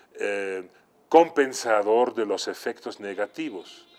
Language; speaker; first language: Spanish; non-native, fluent; Dutch